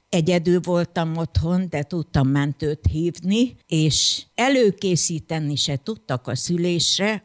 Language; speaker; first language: Hungarian; native; Hungarian